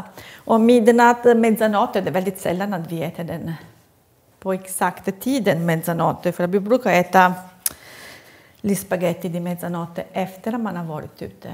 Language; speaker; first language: Swedish; non-native, fluent; Italian